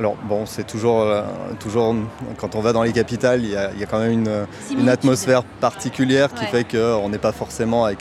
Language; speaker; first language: French; native; French